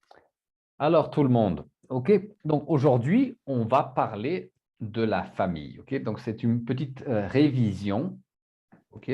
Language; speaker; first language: French; non-native, fluent; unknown